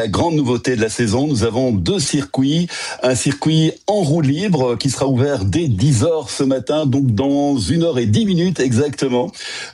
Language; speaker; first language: French; native; French